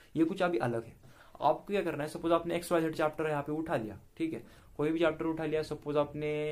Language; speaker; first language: Hindi; non-native, local second language; Marathi